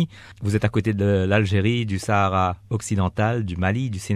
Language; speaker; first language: French; native; French